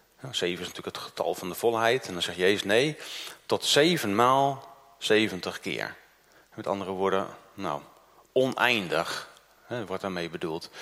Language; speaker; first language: Dutch; early bilingual, other home language; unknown